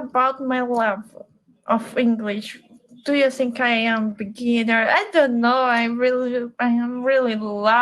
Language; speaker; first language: English; non-native, learner; Portuguese